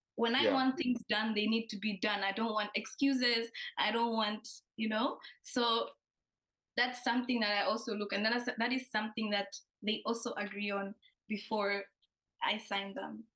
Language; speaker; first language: English; non-native, local second language; Swahili